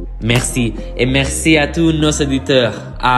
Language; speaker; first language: French; non-native, learner; Italian